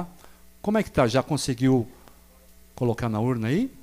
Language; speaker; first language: Portuguese; native; Portuguese